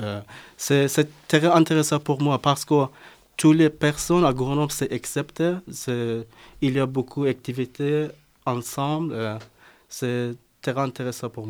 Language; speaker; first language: French; non-native, learner; Persian